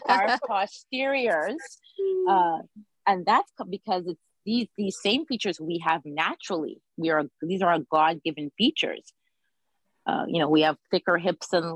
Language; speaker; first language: English; native; English